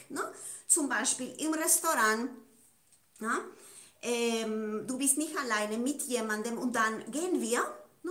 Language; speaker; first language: German; non-native, fluent; Spanish